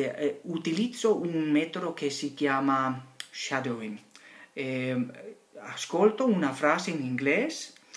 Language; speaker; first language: Italian; non-native, learner; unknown